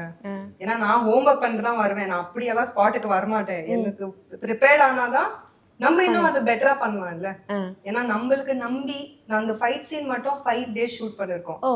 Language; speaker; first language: Tamil; non-native, local second language; Hindi